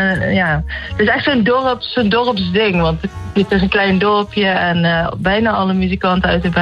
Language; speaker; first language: Dutch; native; Dutch